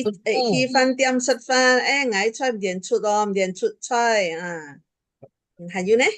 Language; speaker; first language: Chinese; non-native, local second language; Hakka Chinese